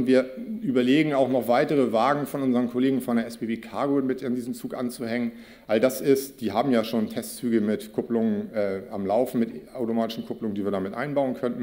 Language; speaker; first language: German; native; German